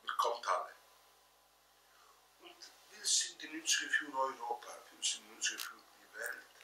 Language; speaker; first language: German; non-native, fluent; Italian